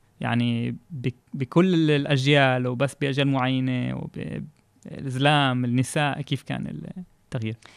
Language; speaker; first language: Arabic; non-native, fluent; Hebrew